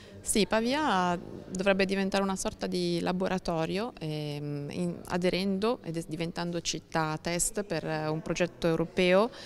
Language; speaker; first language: Italian; native; Italian